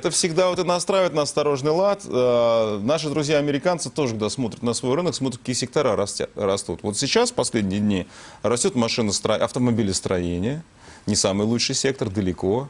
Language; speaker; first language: Russian; native; Russian